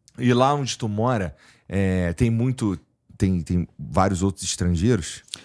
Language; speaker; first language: Portuguese; native; Portuguese